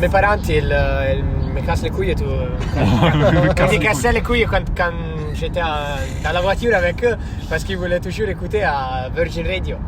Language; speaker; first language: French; non-native, fluent; Italian